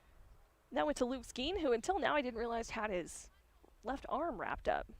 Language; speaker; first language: English; native; English